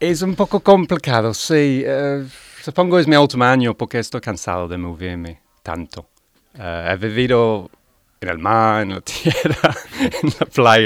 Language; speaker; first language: Spanish; non-native, learner; English